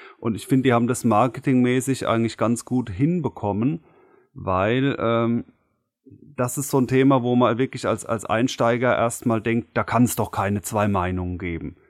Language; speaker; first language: German; native; German